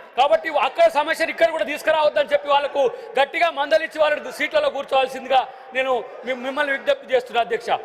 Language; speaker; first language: Telugu; native; Telugu